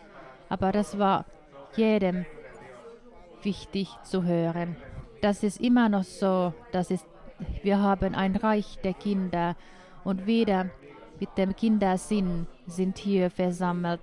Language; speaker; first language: German; non-native, fluent; Finnish